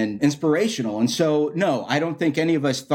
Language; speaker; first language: English; native; English